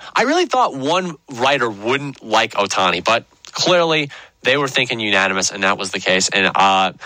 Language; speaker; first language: English; native; English